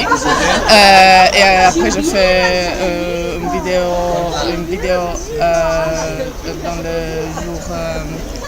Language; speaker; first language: French; non-native, learner; Italian